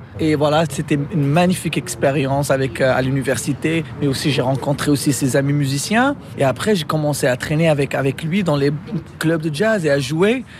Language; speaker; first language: French; non-native, local second language; Arabic